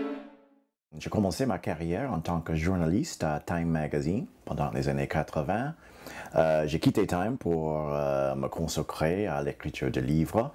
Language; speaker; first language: French; non-native, fluent; English